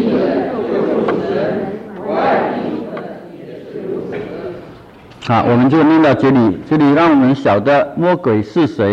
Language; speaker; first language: Chinese; non-native, local second language; Cantonese